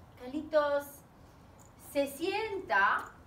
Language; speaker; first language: Spanish; non-native, fluent; English